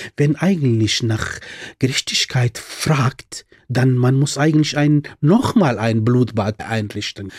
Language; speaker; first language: German; non-native, fluent; Arabic